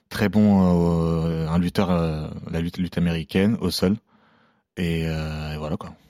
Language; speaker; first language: French; non-native, local second language; Arabic